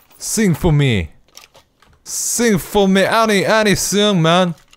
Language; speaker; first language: English; non-native, learner; Korean